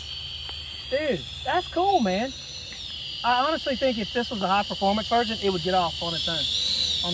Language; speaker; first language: English; native; English